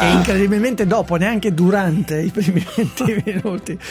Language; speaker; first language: Italian; native; Italian